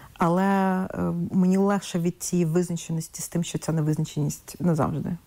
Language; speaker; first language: Ukrainian; non-native, local second language; Russian